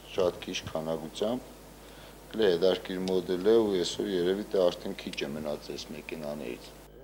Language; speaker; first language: Armenian; native; Armenian